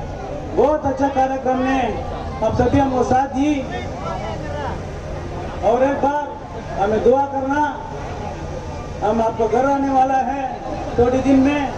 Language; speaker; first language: Hindi; non-native, local second language; Kannada